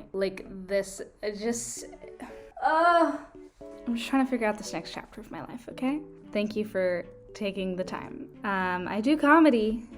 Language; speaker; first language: English; native; English